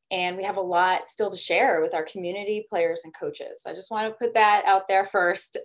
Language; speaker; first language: English; native; English